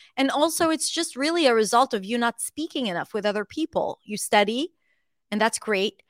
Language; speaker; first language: English; non-native, fluent; Hebrew